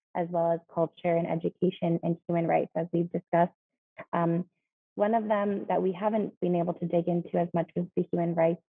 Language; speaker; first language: English; native; English